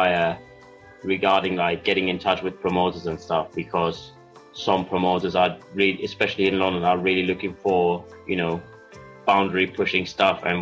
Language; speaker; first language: English; non-native, fluent; German